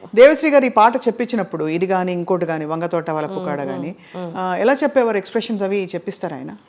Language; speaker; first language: Telugu; native; Telugu